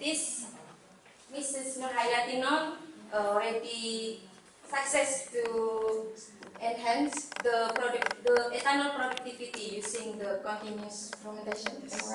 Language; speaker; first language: English; non-native, learner; Indonesian